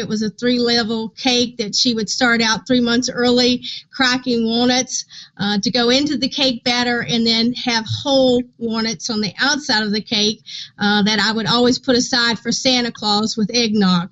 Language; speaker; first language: English; native; English